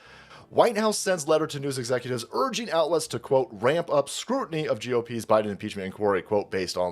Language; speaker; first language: English; native; English